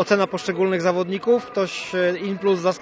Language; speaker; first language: Polish; native; Polish